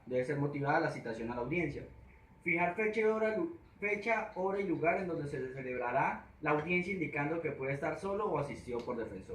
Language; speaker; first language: Spanish; native; Spanish